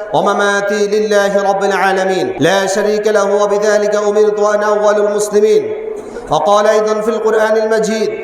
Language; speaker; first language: Arabic; non-native, fluent; Bangla